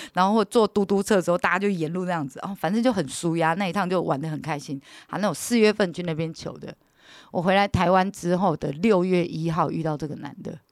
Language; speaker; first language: Chinese; native; Chinese